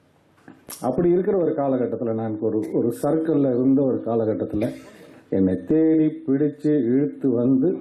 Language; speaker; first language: Tamil; native; Tamil